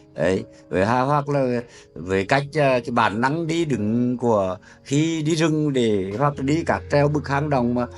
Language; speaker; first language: Vietnamese; native; Vietnamese